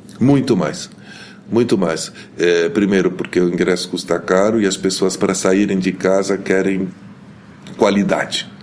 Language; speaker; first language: Portuguese; early bilingual, heritage; Portuguese